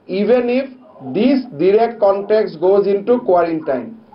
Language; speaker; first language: English; non-native, local second language; Assamese